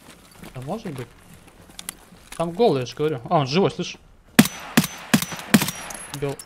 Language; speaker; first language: Russian; native; Russian